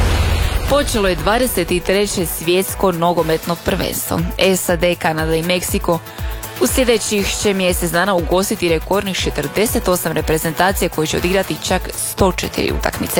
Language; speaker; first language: Croatian; native; Croatian